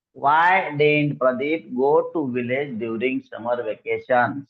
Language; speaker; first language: Hindi; non-native, local second language; Marathi